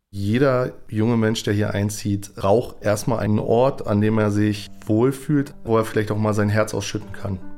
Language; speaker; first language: German; native; German